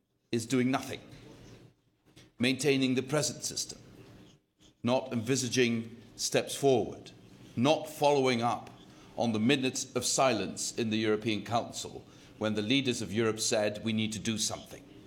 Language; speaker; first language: English; non-native, fluent; Dutch